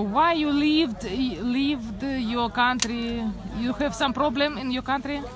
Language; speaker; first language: English; non-native, fluent; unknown